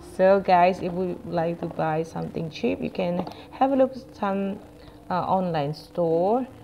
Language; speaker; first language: English; non-native, fluent; Indonesian